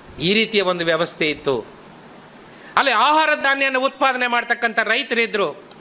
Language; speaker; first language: Kannada; non-native, local second language; Telugu